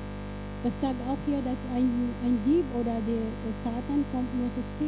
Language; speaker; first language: German; non-native, fluent; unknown